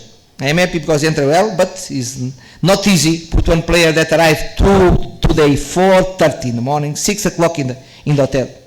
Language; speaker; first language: English; non-native, learner; Portuguese